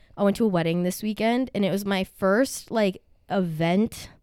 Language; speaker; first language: English; native; English